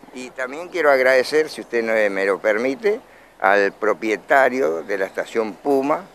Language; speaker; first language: Spanish; native; Spanish